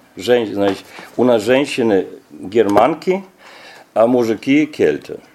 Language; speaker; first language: Russian; non-native, fluent; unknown